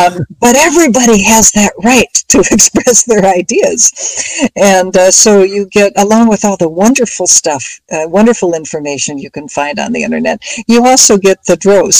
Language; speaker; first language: English; native; English